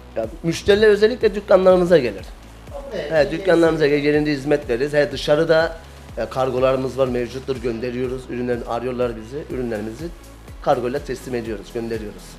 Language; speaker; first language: Turkish; native; Turkish